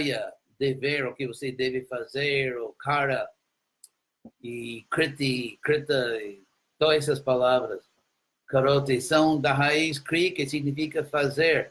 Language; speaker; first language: Portuguese; non-native, fluent; English